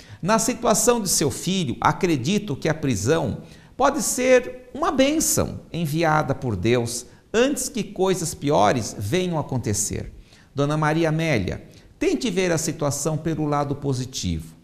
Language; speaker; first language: Portuguese; native; Portuguese